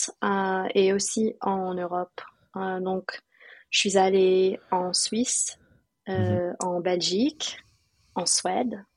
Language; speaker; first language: French; non-native, fluent; English